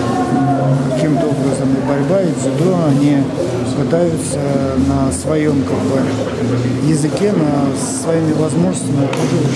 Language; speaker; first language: Russian; native; Russian